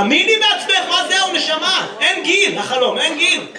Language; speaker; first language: Hebrew; native; Hebrew